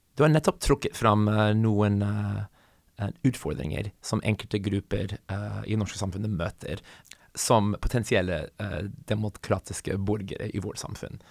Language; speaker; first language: Norwegian; non-native, fluent; English